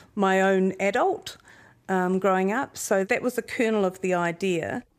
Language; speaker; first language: English; native; English